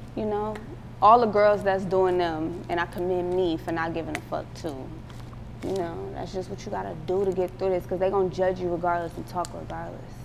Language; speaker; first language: English; native; English